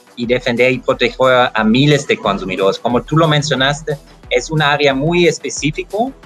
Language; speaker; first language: Spanish; non-native, fluent; German